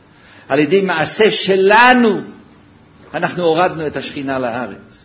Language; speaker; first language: Hebrew; native; Hebrew